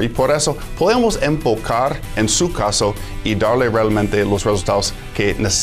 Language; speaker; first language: Spanish; non-native, fluent; English